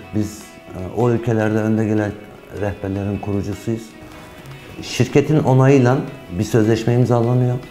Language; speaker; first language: Turkish; early bilingual, heritage; Turkish